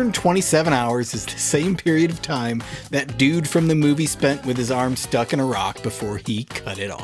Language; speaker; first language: English; native; English